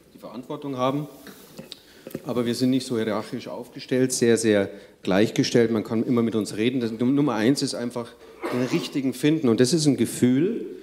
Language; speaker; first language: German; native; German